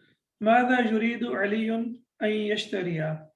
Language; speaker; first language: Arabic; non-native, fluent; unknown